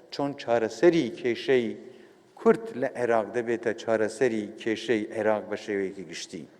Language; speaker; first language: Central Kurdish; non-native, local second language; Kurdish